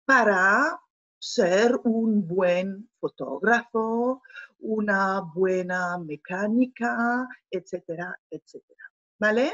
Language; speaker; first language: Spanish; non-native, fluent; French